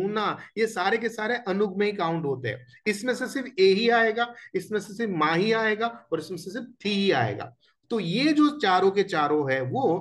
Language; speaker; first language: Hindi; non-native, local second language; Gujarati